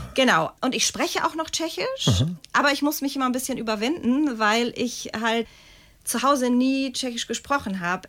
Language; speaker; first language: German; early bilingual, other home language; Czech